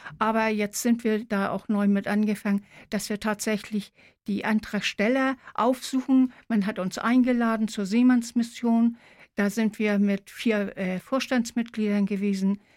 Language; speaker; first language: German; native; German